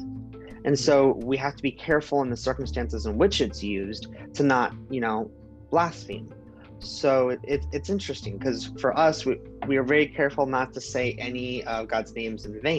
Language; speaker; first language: English; native; English